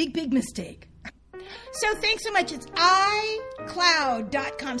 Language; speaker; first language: English; native; English